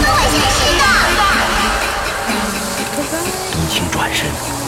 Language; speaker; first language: Chinese; native; Chinese